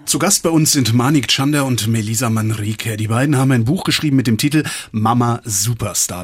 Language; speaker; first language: German; native; German